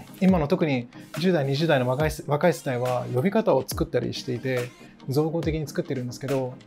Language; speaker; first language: Japanese; early bilingual, other home language; English